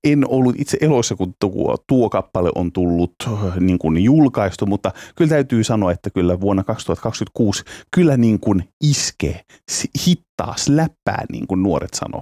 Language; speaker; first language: Finnish; native; Finnish